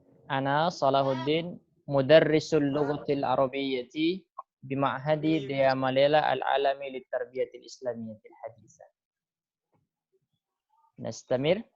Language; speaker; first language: Arabic; non-native, fluent; Indonesian